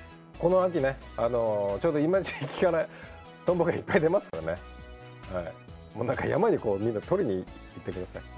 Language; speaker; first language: Japanese; native; Japanese